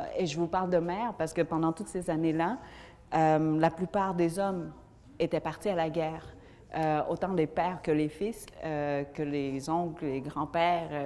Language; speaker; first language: French; early bilingual, other home language; Vietnamese